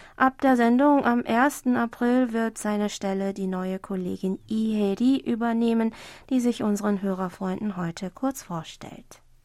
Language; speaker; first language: German; non-native, fluent; Korean